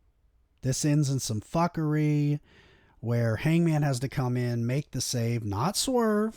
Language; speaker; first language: English; native; English